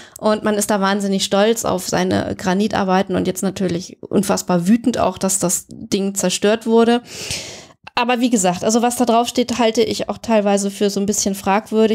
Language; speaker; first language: German; native; German